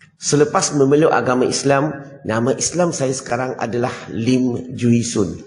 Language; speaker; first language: Malay; non-native, local second language; Chinese